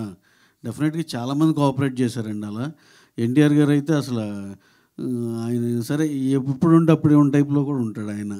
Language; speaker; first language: Telugu; native; Telugu